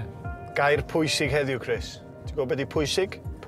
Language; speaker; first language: Welsh; native; Welsh